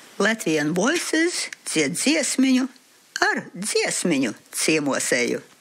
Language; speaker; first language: Latvian; early bilingual, heritage; Latvian